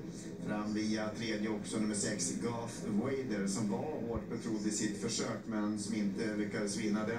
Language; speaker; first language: Swedish; native; Swedish